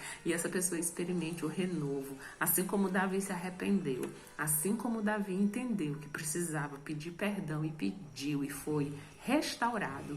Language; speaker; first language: Portuguese; native; Portuguese